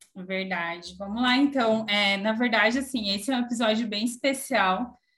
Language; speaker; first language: Portuguese; native; Portuguese